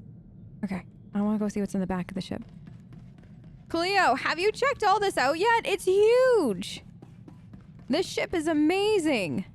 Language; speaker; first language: English; native; English